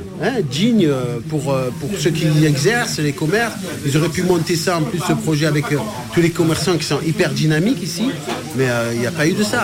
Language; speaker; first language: French; early bilingual, other home language; Arabic